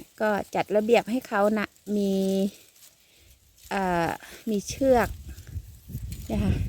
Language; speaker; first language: Thai; native; Thai